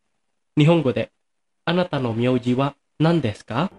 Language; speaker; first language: Japanese; non-native, fluent; Indonesian